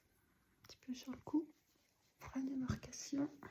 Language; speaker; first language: French; native; French